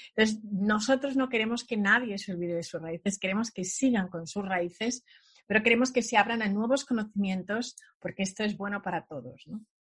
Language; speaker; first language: Spanish; early bilingual, other home language; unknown